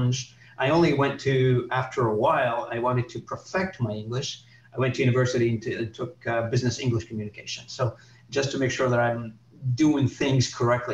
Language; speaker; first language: English; non-native, fluent; Arabic